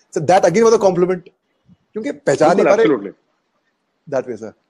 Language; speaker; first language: Hindi; native; Hindi